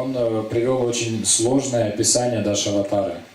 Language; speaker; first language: Russian; native; Russian